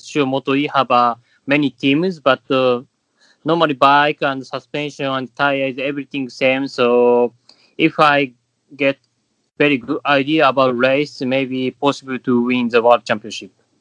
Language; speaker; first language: English; non-native, learner; Japanese